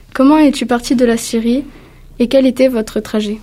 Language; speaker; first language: French; native; French